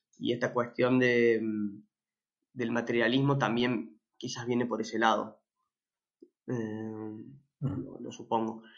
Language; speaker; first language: Spanish; native; Spanish